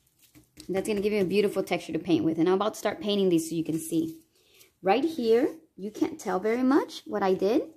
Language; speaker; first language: English; native; English